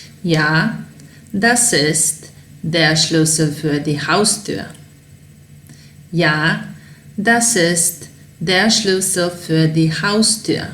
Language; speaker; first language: German; non-native, fluent; Serbian